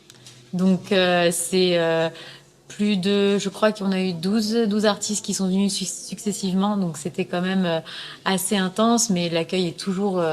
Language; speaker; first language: French; native; French